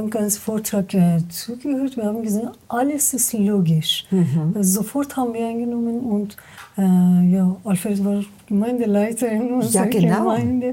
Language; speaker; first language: German; non-native, learner; Persian